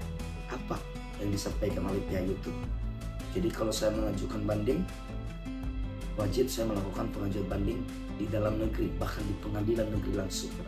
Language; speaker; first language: Indonesian; native; Indonesian